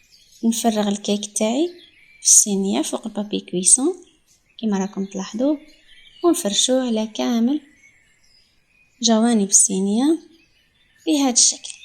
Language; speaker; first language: Arabic; native; Arabic